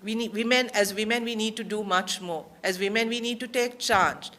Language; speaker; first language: English; non-native, local second language; Sinhala